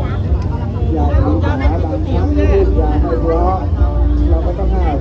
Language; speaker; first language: Thai; native; Thai